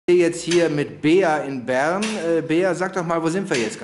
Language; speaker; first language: German; native; German